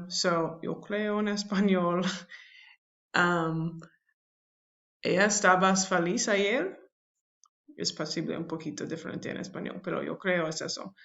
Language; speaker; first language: Spanish; non-native, learner; English